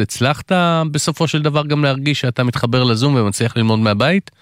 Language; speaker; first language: Hebrew; native; Hebrew